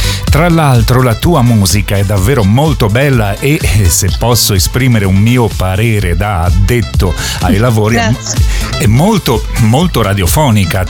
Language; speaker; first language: Italian; native; Italian